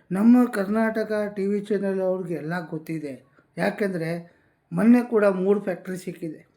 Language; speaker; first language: Kannada; non-native, local second language; Gujarati